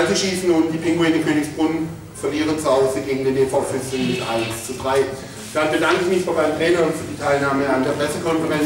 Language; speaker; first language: German; native; German